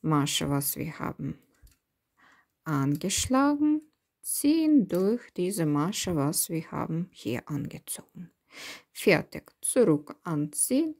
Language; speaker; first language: German; non-native, learner; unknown